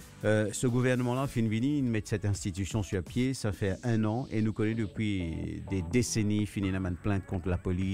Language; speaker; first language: French; non-native, local second language; Morisyen